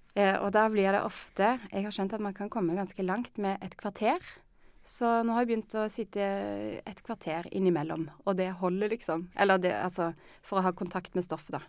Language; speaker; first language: Norwegian; native; Norwegian